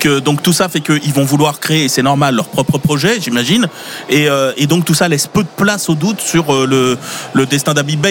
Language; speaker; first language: French; native; French